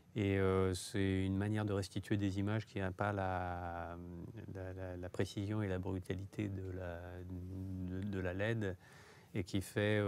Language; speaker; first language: French; native; French